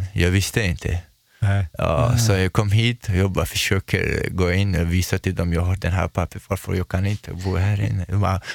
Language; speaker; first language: Swedish; non-native, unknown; Chechen